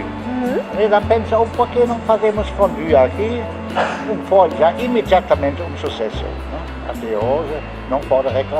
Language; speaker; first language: Portuguese; non-native, learner; German